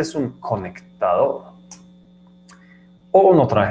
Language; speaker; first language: Spanish; non-native, learner; English